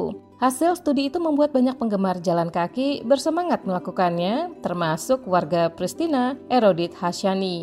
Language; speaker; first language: Indonesian; native; Indonesian